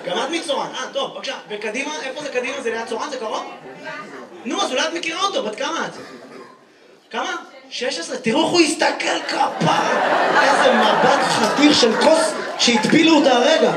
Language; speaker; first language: Hebrew; native; Hebrew